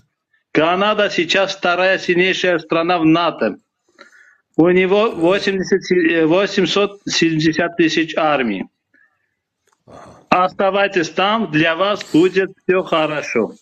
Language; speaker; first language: Russian; non-native, fluent; Armenian